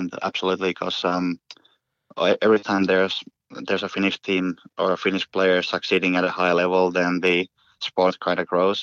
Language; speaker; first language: English; non-native, fluent; Finnish